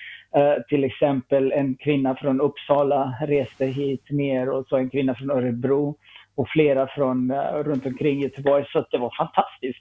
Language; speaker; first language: Swedish; non-native, fluent; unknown